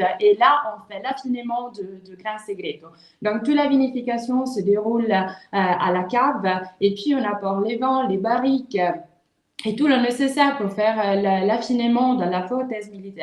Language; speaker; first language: French; non-native, local second language; Italian